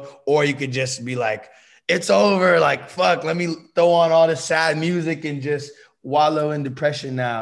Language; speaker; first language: English; native; English